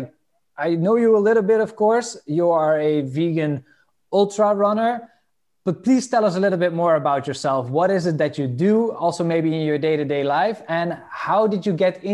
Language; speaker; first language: English; non-native, fluent; Dutch